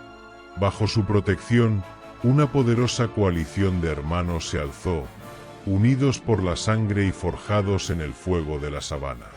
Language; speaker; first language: Spanish; native; Spanish